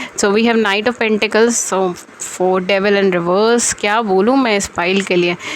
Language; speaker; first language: Hindi; native; Hindi